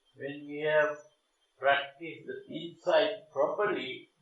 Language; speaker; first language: English; non-native, local second language; Sinhala